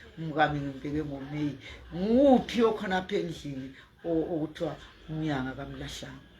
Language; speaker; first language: Zulu; native; Zulu